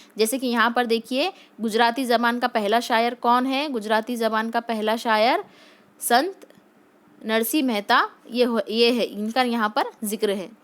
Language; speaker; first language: Urdu; native; Urdu